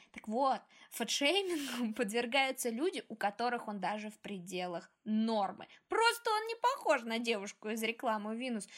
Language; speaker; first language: Russian; native; Russian